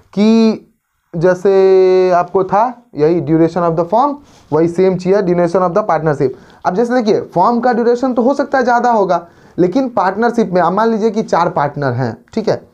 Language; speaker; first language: Hindi; native; Hindi